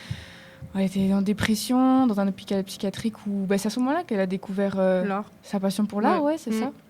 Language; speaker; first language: French; native; French